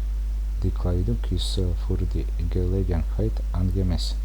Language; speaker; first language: German; non-native, fluent; Croatian